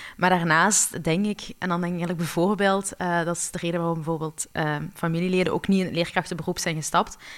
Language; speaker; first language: Dutch; early bilingual, other home language; Arabic